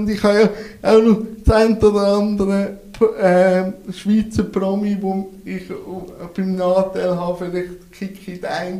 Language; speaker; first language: German; native; German